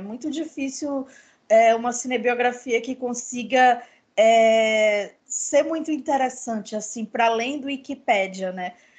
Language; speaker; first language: Portuguese; native; Portuguese